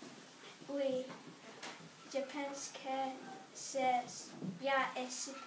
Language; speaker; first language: French; non-native, learner; English